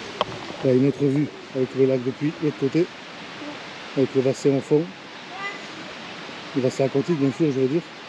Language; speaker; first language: French; native; French